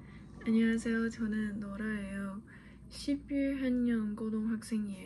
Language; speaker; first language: Korean; non-native, learner; Chinese